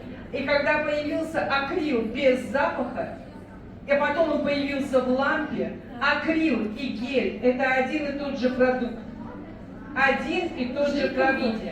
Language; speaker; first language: Russian; native; Russian